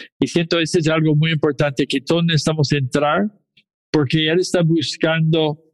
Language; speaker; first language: Spanish; non-native, fluent; English